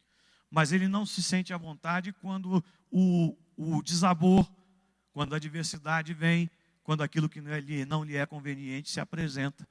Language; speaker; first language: Portuguese; native; Portuguese